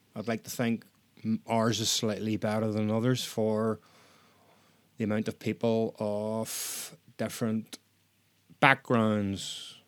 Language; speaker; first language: English; native; English